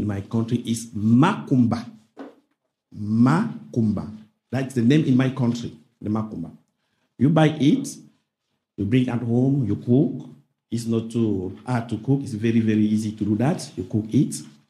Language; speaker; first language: English; non-native, local second language; French